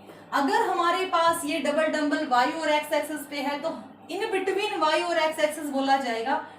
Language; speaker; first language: Hindi; native; Hindi